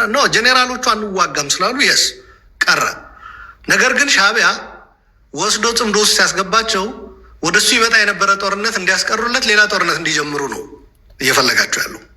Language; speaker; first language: Amharic; non-native, local second language; Tigrinya